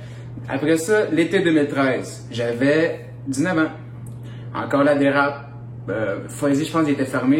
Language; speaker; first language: French; native; French